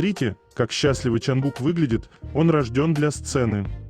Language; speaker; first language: Russian; native; Russian